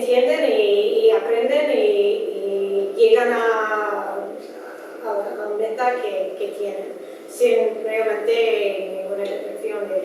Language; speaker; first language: Spanish; non-native, fluent; Dutch